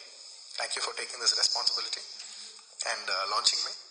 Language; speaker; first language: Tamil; non-native, local second language; Telugu